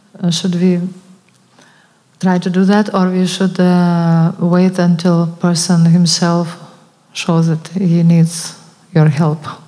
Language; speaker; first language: English; non-native, fluent; Lithuanian